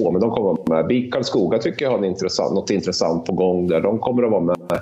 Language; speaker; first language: Swedish; native; Swedish